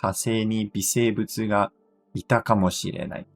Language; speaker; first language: Japanese; non-native, fluent; English